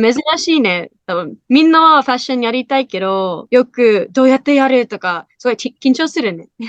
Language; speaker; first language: Japanese; non-native, learner; English